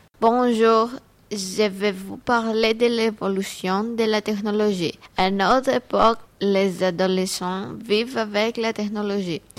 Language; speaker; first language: French; non-native, learner; Greek